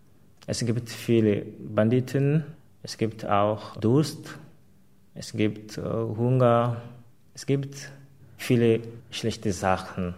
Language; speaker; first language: German; non-native, fluent; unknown